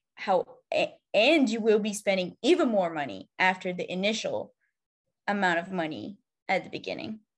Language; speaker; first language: English; non-native, fluent; Arabic